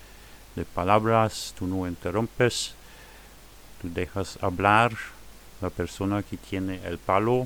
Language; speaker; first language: Spanish; non-native, fluent; German